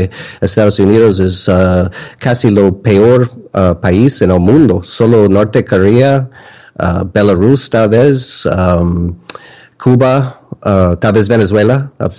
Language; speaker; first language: Spanish; non-native, learner; English